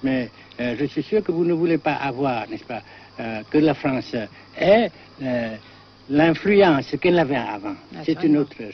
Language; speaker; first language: French; non-native, local second language; Vietnamese